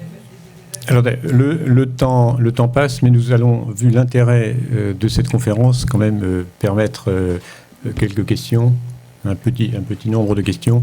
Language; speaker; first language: French; native; French